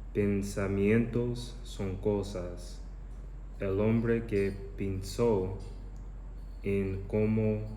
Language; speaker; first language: Spanish; non-native, learner; English